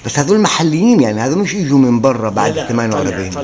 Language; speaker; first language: Arabic; native; Arabic